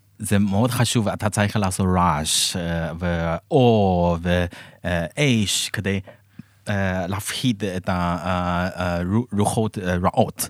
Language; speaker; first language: Hebrew; non-native, fluent; Chinese